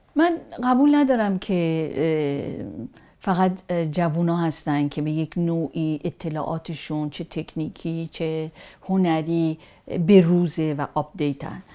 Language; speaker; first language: Persian; native; Persian